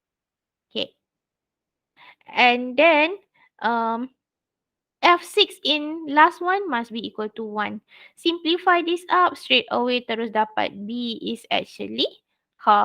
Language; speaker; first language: English; non-native, local second language; Malay